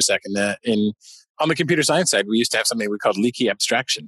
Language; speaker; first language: English; native; English